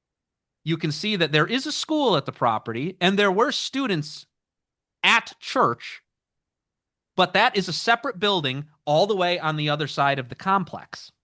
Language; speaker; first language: English; native; English